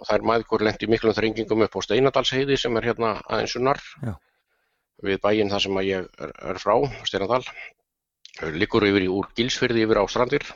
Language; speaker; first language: Icelandic; native; Icelandic